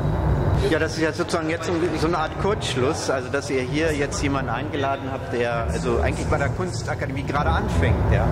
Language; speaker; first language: German; native; German